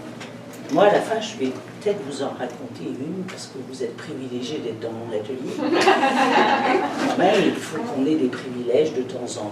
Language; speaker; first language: French; native; French